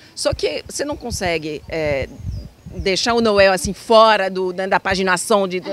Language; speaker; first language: Portuguese; non-native, fluent; French